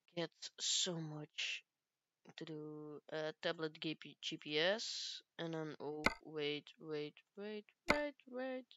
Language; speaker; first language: English; non-native, learner; Dutch